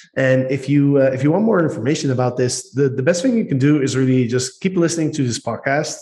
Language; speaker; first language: English; non-native, fluent; Dutch